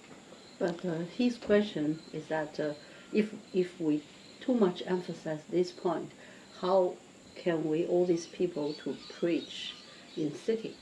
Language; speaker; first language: English; non-native, learner; Chinese